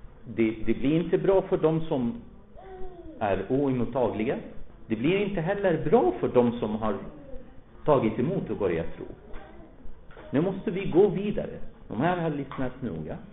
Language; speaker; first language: Swedish; non-native, fluent; Arabic